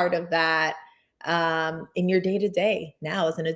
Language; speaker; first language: English; native; English